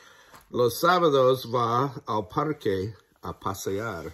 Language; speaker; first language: Spanish; non-native, learner; English